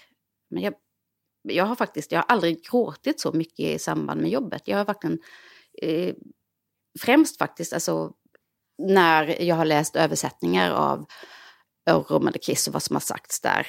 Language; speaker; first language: Swedish; native; Swedish